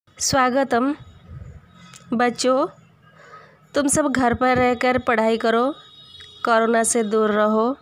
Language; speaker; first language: Hindi; non-native, local second language; Odia